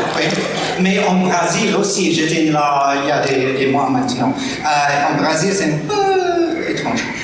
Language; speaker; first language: French; non-native, learner; English